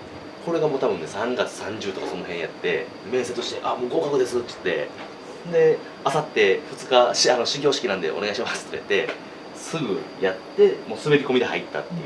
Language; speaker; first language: Japanese; native; Japanese